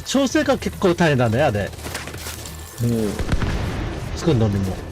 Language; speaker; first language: Japanese; native; Japanese